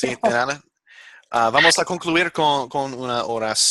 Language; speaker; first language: Spanish; non-native, fluent; English